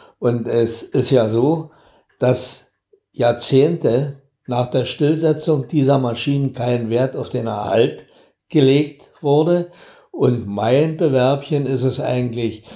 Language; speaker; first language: German; native; German